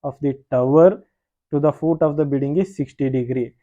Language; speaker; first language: English; non-native, local second language; Kannada